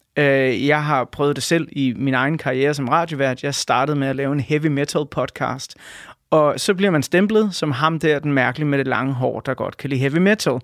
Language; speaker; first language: Danish; native; Danish